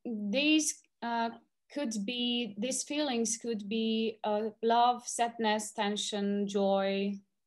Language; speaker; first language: English; non-native, fluent; Romanian